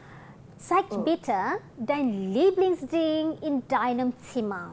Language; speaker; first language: German; non-native, fluent; Malay